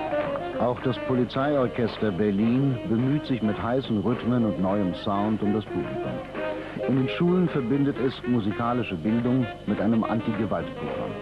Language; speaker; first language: German; native; German